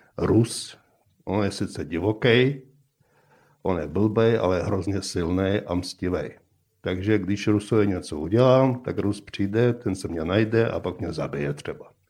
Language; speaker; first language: Czech; native; Czech